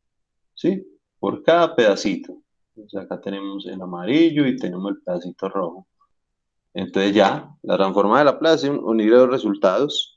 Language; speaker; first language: Spanish; native; Spanish